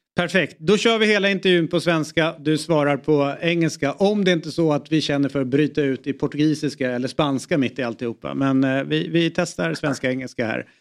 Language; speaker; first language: Swedish; native; Swedish